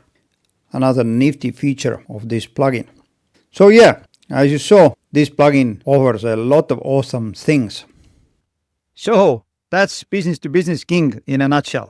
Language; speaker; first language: English; non-native, fluent; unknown